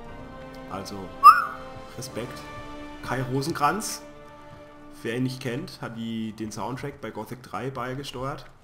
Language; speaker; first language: German; native; German